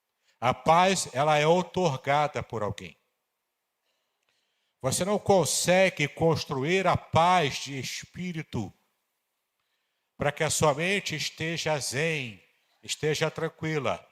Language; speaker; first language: Portuguese; native; Portuguese